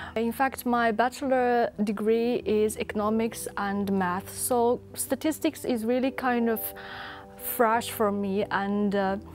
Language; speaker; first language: English; non-native, fluent; Chinese